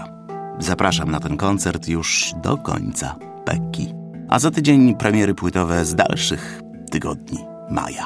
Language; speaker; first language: Polish; native; Polish